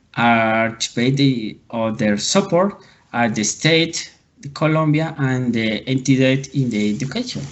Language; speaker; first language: English; non-native, learner; Spanish